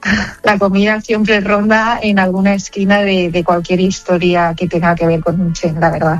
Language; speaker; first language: Spanish; native; Spanish